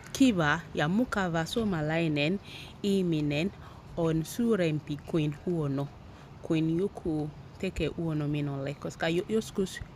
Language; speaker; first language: Finnish; non-native, learner; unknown